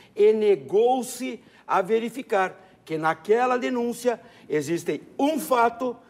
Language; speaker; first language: Portuguese; native; Portuguese